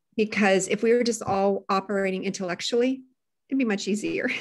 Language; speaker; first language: English; native; English